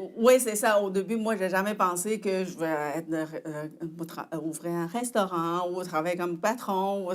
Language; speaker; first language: French; non-native, fluent; Chinese